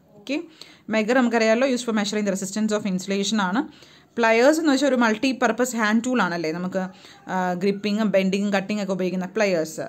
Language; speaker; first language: English; non-native, local second language; Malayalam